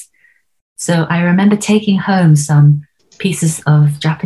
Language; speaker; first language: English; native; English